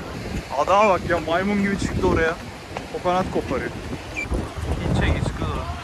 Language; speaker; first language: Turkish; native; Turkish